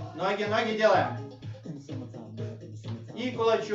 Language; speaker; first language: Russian; native; Russian